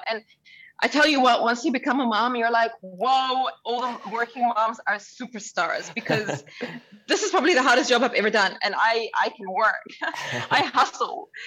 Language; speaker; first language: English; early bilingual, other home language; Arabic